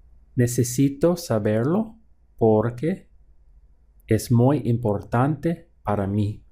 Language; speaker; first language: Spanish; non-native, fluent; English